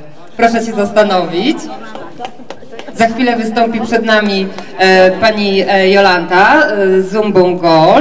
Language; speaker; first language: Polish; native; Polish